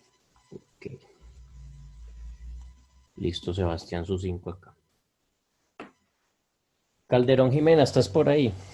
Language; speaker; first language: Spanish; native; Spanish